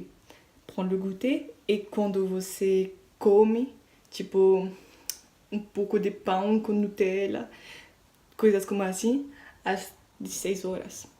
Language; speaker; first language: Portuguese; non-native, learner; French